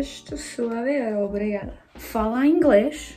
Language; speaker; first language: Portuguese; non-native, learner; English